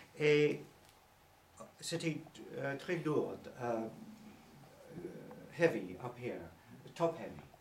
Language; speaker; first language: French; non-native, learner; English